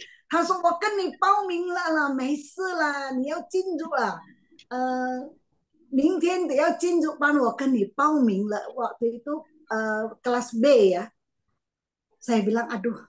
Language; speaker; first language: Chinese; non-native, learner; Min Nan Chinese